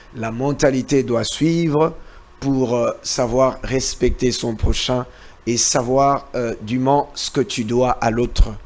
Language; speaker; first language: French; non-native, local second language; Lingala